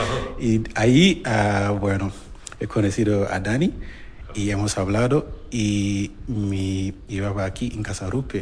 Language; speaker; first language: Spanish; non-native, learner; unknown